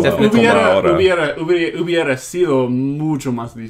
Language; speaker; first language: Spanish; non-native, learner; English